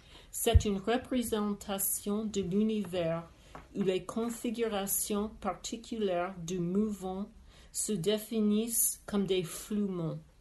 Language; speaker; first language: French; non-native, fluent; English